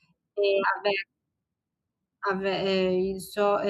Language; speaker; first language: French; non-native, learner; Italian